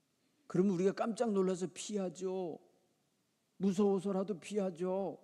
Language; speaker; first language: Korean; native; Korean